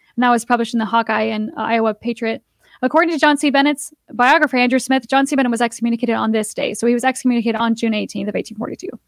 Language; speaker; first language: English; native; English